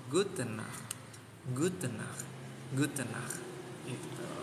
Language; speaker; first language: German; non-native, fluent; Indonesian